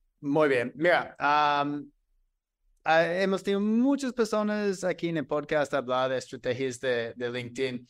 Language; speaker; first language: Spanish; non-native, fluent; English